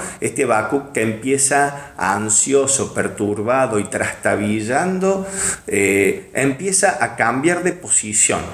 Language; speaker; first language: Spanish; native; Spanish